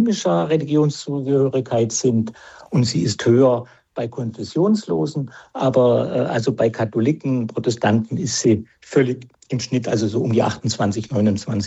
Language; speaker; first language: German; native; German